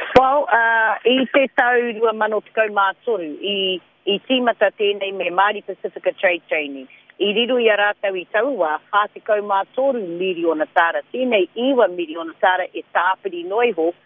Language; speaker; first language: Māori; non-native, local second language; English